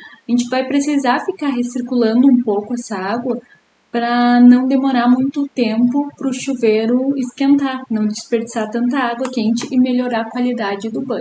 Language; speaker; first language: Portuguese; native; Portuguese